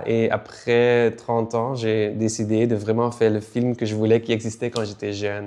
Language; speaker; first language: French; non-native, local second language; Dutch